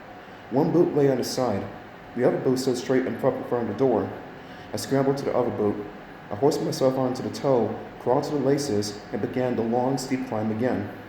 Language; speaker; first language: English; native; English